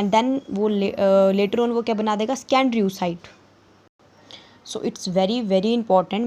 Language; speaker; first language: Hindi; native; Hindi